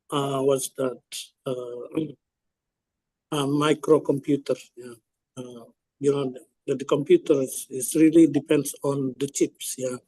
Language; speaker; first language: English; non-native, fluent; Indonesian